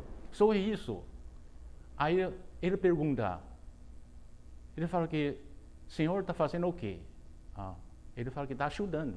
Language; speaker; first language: Portuguese; non-native, fluent; Chinese